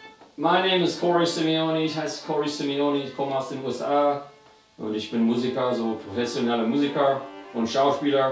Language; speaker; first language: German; non-native, learner; English